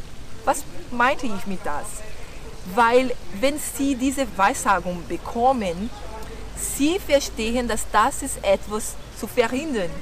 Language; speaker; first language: German; non-native, learner; Portuguese